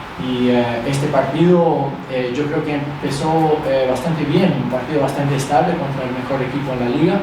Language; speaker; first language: Spanish; early bilingual, other home language; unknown